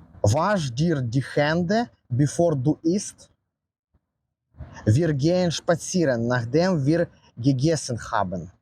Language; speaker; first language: German; non-native, learner; Ukrainian